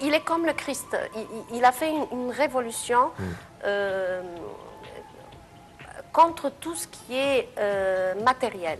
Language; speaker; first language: French; non-native, fluent; Arabic